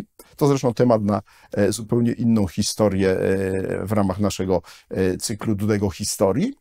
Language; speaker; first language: Polish; native; Polish